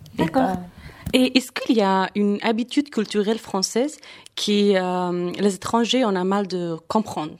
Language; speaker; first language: French; non-native, fluent; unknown